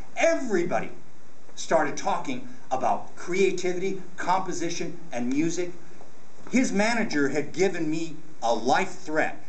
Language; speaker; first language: English; native; English